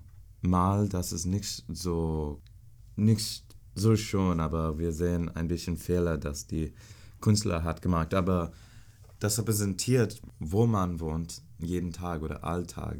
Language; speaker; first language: German; non-native, learner; English